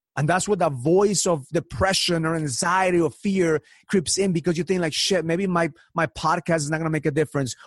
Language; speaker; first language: English; early bilingual, other home language; Spanish